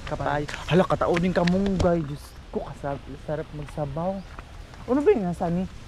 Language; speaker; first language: Filipino; non-native, local second language; Cebuano